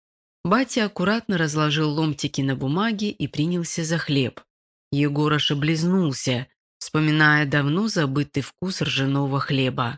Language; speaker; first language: Russian; native; Russian